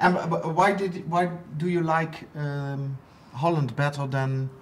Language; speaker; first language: English; non-native, fluent; Dutch